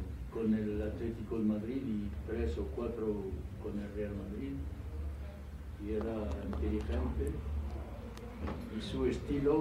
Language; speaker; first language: Spanish; non-native, fluent; French